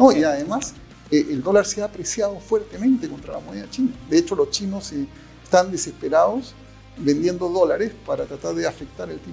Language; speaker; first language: Spanish; native; Spanish